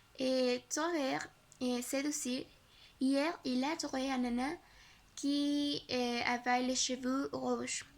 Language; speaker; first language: French; non-native, learner; Spanish